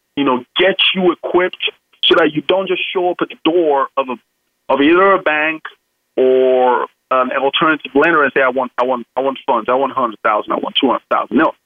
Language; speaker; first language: English; non-native, local second language; Yoruba